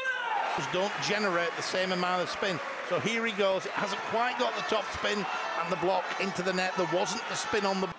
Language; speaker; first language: English; native; English